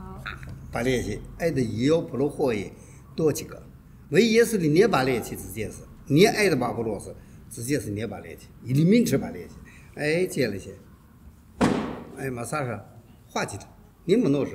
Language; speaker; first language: Russian; non-native, learner; Chinese